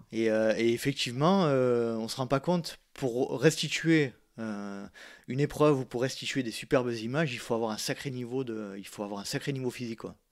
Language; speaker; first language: French; native; French